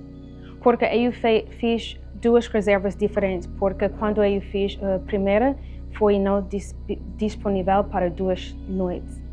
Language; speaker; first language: Portuguese; non-native, learner; English